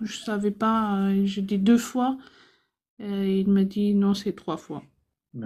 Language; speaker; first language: French; non-native, fluent; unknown